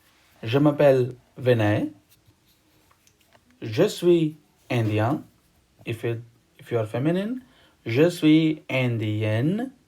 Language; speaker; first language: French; non-native, learner; Hindi